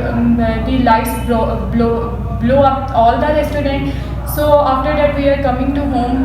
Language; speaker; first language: English; non-native, local second language; Urdu